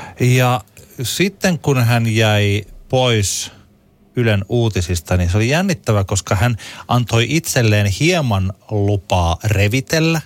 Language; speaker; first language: Finnish; native; Finnish